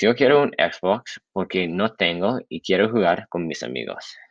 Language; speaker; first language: Spanish; non-native, learner; English